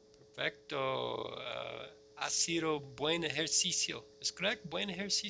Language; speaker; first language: Spanish; non-native, learner; English